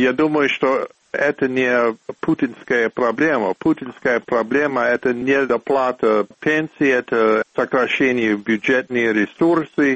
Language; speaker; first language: Russian; non-native, fluent; English